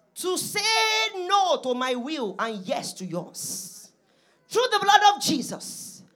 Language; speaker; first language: English; non-native, local second language; Yoruba